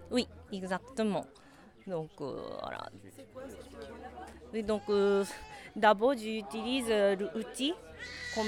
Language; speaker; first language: French; non-native, learner; Japanese